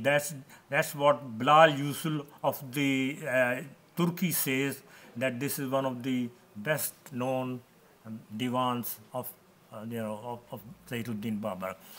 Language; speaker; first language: English; non-native, local second language; Urdu